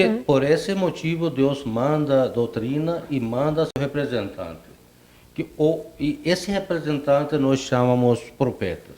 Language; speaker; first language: Portuguese; non-native, fluent; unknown